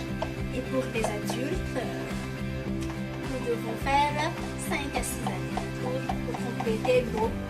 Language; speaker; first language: French; non-native, local second language; Malagasy